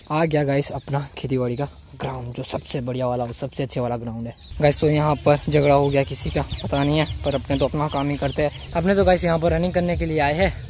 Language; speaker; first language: Hindi; non-native, local second language; Gujarati